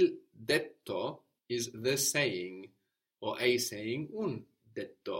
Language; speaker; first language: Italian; non-native, fluent; English